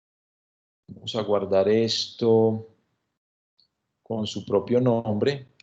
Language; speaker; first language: Spanish; native; Spanish